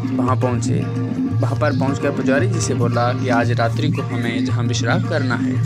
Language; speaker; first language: Hindi; native; Hindi